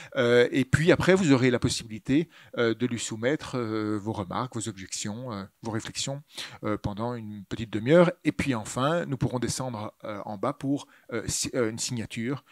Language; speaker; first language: French; native; French